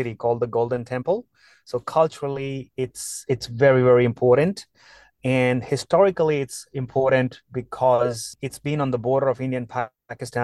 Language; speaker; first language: English; non-native, local second language; Punjabi